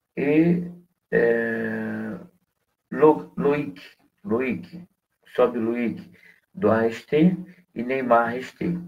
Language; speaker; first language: French; non-native, fluent; Portuguese